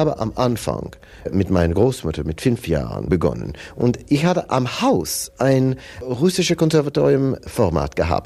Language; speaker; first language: German; non-native, fluent; English